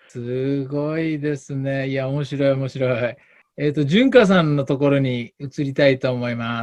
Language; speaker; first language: Japanese; native; Japanese